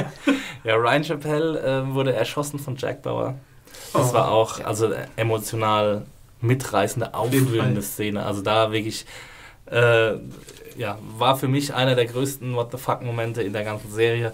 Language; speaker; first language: German; native; German